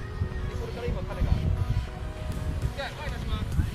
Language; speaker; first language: Japanese; native; Japanese